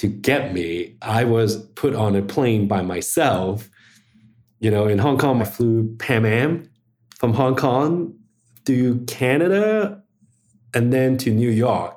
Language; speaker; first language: English; early bilingual, other home language; Chinese